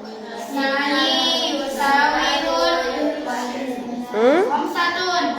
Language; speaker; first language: Arabic; non-native, fluent; Indonesian